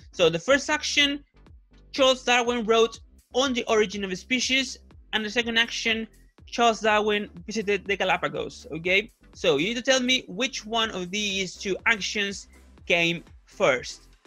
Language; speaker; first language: English; non-native, fluent; Spanish